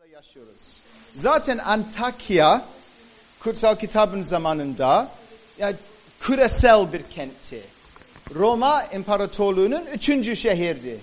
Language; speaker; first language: Turkish; native; Turkish